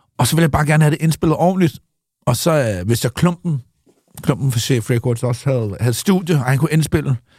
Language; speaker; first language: Danish; early bilingual, other home language; English